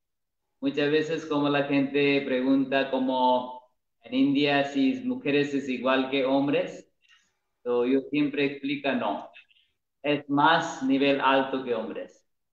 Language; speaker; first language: Spanish; non-native, learner; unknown